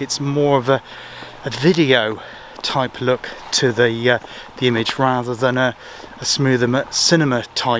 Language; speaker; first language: English; native; English